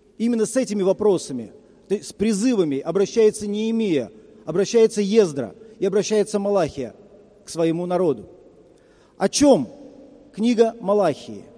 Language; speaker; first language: Russian; native; Russian